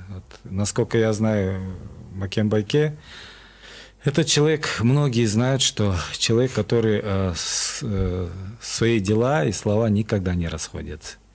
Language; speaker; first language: Russian; non-native, local second language; Kyrgyz